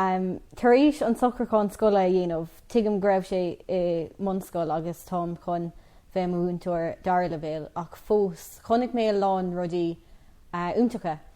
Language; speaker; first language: Irish; non-native, local second language; English